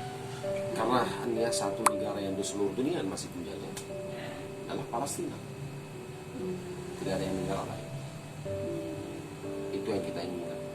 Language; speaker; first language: Indonesian; non-native, fluent; Arabic